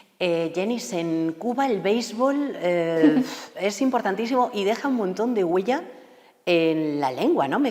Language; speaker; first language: Spanish; native; Spanish